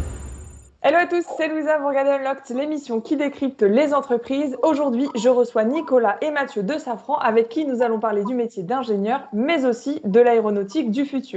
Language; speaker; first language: French; native; French